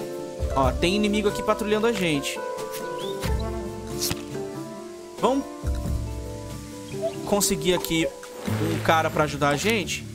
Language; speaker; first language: Portuguese; native; Portuguese